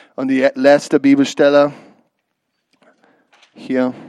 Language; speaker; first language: German; non-native, learner; English